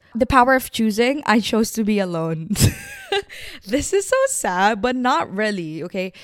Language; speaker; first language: English; non-native, local second language; Filipino